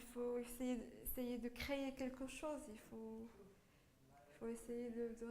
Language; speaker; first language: French; non-native, local second language; Arabic